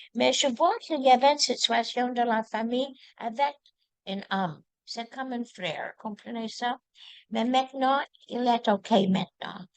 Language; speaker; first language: French; non-native, learner; English